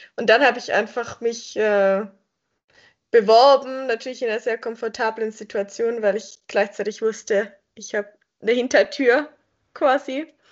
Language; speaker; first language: German; native; German